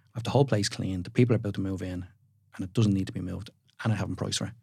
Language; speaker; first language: English; native; English